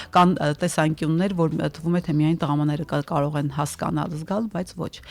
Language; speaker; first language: Armenian; native; Armenian